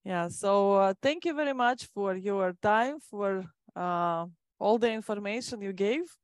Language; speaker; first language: English; non-native, fluent; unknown